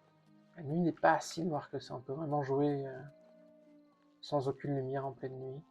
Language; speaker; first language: French; native; French